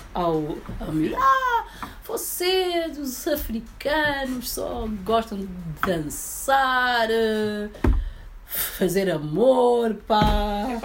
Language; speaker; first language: Portuguese; early bilingual, other home language; Upper Guinea Crioulo